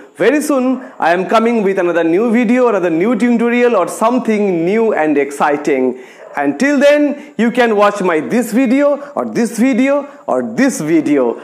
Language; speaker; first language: English; non-native, local second language; Bangla